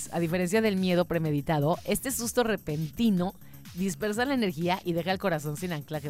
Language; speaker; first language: Spanish; native; Spanish